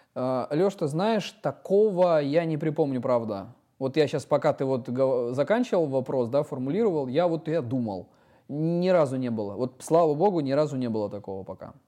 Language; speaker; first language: Russian; native; Russian